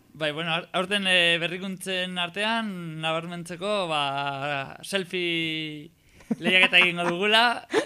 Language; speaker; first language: Basque; non-native, local second language; Spanish